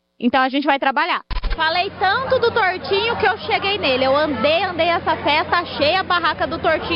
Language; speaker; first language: Portuguese; native; Portuguese